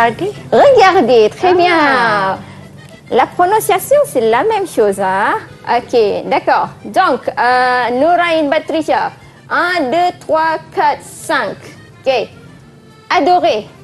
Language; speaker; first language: French; non-native, fluent; Malay